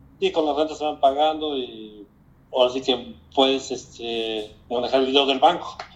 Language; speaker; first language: Spanish; native; Spanish